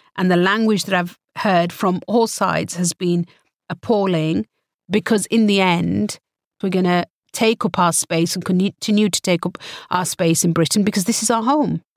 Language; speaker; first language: English; early bilingual, other home language; Punjabi